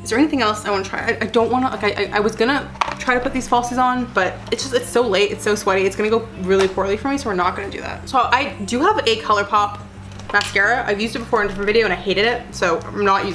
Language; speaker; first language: English; native; English